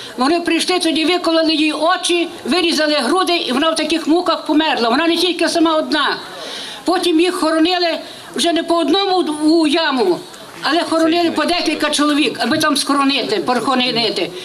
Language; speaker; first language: Ukrainian; native; Ukrainian